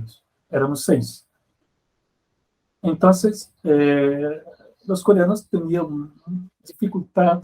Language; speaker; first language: Spanish; non-native, fluent; Portuguese